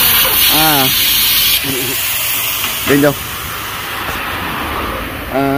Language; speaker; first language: Vietnamese; native; Vietnamese